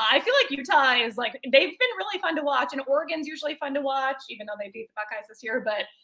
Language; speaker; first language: English; native; English